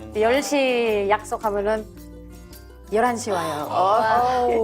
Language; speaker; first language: Korean; non-native, fluent; Filipino